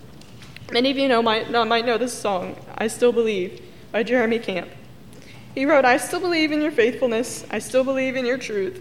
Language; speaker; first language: English; native; English